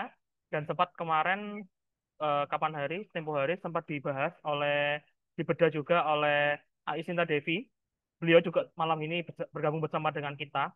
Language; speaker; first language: Indonesian; native; Indonesian